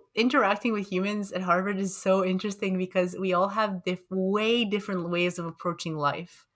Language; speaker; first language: English; early bilingual, other home language; Romanian